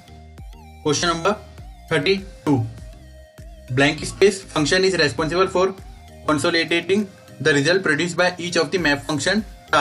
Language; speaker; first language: English; non-native, local second language; Hindi